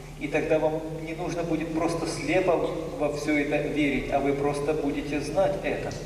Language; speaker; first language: Russian; native; Russian